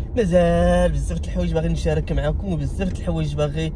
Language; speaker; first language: Arabic; native; Arabic